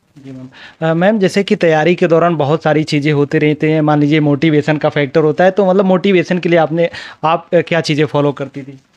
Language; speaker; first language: Hindi; native; Hindi